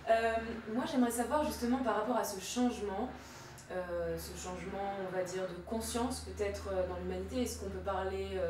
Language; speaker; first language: French; native; French